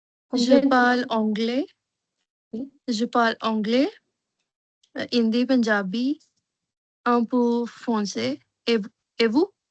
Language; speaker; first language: French; non-native, learner; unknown